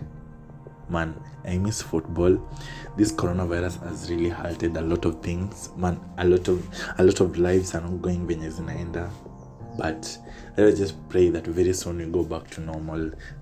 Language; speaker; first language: English; non-native, local second language; Swahili